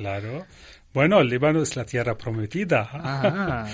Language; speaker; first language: Spanish; non-native, learner; Arabic